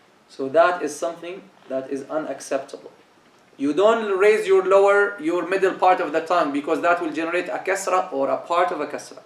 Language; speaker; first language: English; non-native, fluent; Arabic